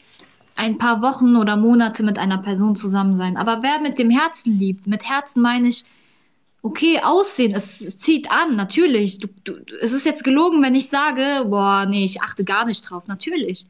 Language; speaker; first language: German; native; German